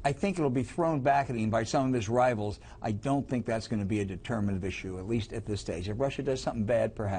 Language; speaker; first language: English; native; English